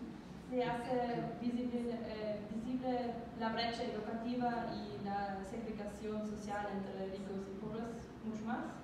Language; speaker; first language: Spanish; non-native, learner; German